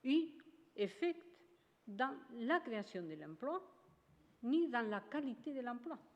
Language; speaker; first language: French; non-native, fluent; Spanish